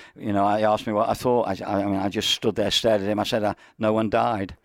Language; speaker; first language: English; native; English